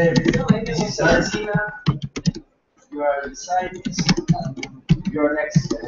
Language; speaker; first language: English; non-native, learner; Spanish